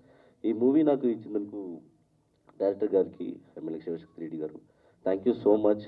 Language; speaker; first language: Telugu; non-native, learner; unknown